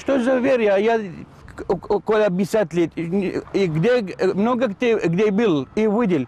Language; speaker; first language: Russian; non-native, learner; Arabic